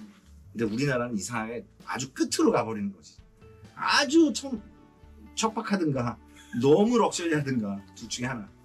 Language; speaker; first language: Korean; native; Korean